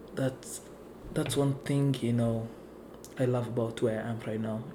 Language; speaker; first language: English; non-native, local second language; Somali